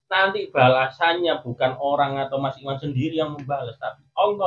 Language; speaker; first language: Indonesian; non-native, local second language; Javanese